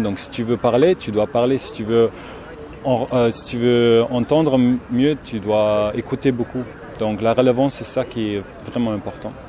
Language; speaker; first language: French; non-native, fluent; German